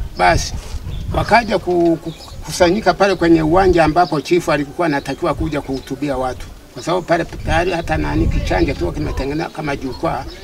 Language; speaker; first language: Swahili; non-native, local second language; Sukuma